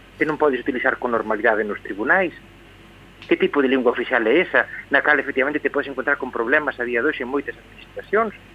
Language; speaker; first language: Galician; native; Galician